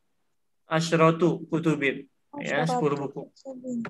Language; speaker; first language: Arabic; non-native, fluent; Indonesian